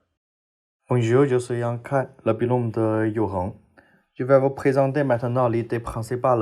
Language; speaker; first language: French; non-native, fluent; Chinese